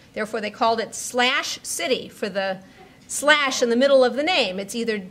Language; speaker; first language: English; native; English